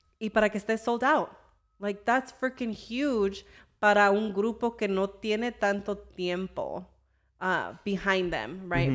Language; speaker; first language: Spanish; early bilingual, heritage; English